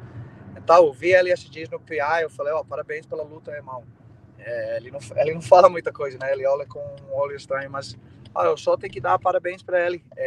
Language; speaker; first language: Portuguese; non-native, fluent; English